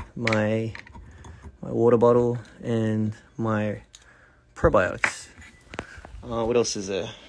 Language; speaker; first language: English; early bilingual, other home language; Korean